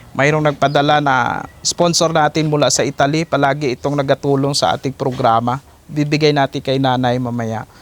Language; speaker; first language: Filipino; non-native, local second language; Aklanon